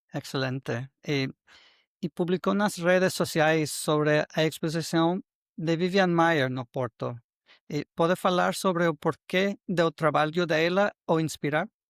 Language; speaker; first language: Portuguese; non-native, learner; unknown